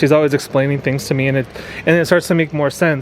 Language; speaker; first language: English; native; English